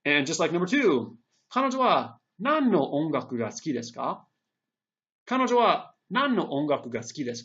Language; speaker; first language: Japanese; non-native, fluent; English